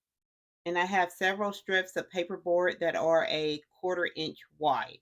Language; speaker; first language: English; native; English